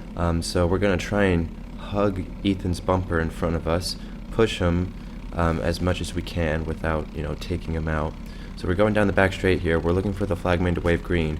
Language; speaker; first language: English; native; English